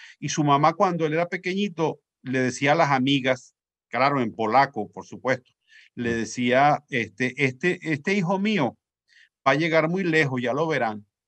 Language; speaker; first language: Spanish; native; Spanish